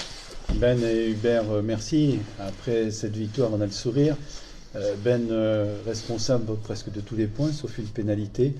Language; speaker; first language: French; native; French